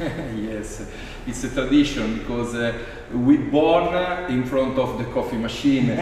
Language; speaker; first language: English; non-native, fluent; Italian